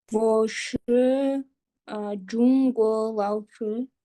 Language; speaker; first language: Chinese; non-native, learner; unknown